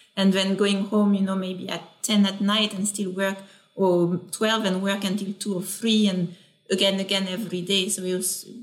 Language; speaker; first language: English; non-native, fluent; French